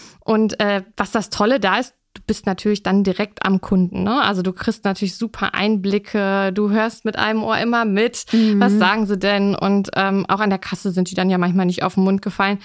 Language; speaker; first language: German; native; German